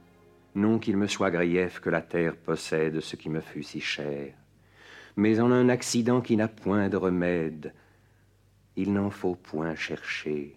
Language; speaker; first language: French; native; French